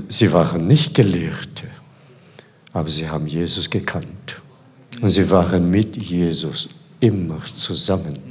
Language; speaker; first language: German; non-native, fluent; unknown